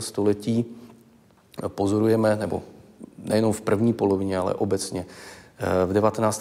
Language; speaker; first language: Czech; native; Czech